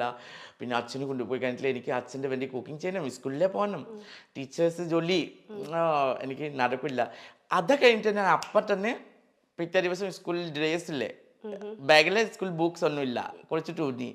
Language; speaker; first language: Malayalam; non-native, learner; Assamese